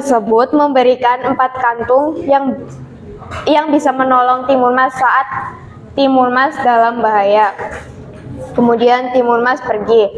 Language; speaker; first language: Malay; non-native, local second language; Javanese